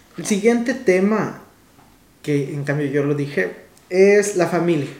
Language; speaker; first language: Spanish; native; Spanish